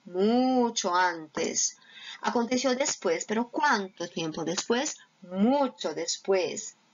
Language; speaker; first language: Spanish; non-native, fluent; Portuguese